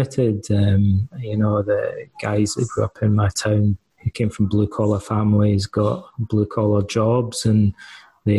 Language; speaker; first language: English; native; English